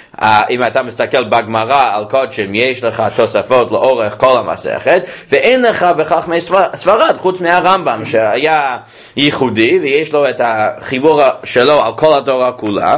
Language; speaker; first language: Hebrew; non-native, fluent; English